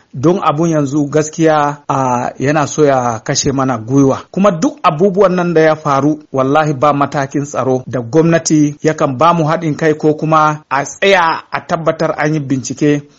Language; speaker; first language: Hausa; non-native, local second language; Fula